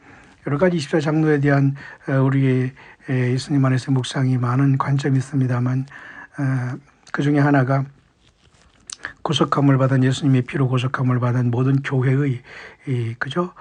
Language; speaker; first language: Korean; native; Korean